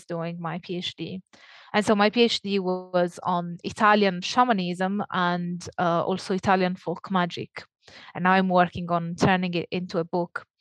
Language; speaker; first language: English; non-native, fluent; Italian